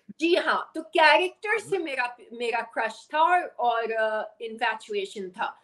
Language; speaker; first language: Urdu; native; Urdu